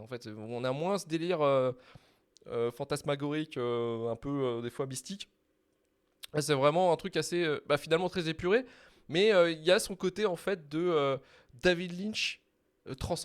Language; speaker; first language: French; native; French